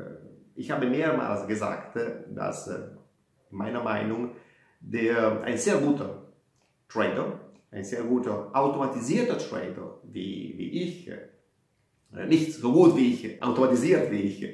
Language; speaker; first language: German; non-native, fluent; Italian